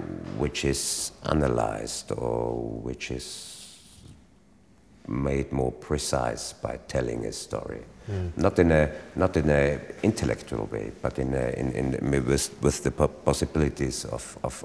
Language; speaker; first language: English; non-native, fluent; German